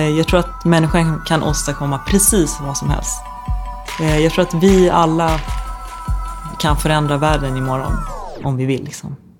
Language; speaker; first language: Swedish; early bilingual, other home language; Persian